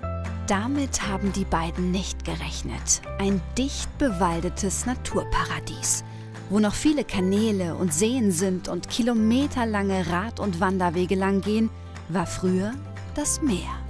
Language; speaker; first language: German; native; German